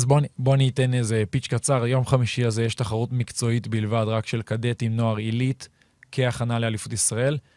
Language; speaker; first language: Hebrew; native; Hebrew